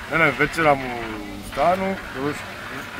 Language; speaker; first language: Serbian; non-native, learner; Rundi